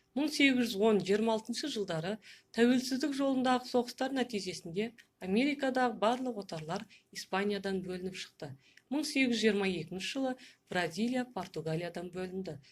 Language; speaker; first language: Kazakh; native; Kazakh